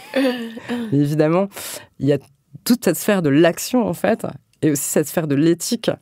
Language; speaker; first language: French; native; French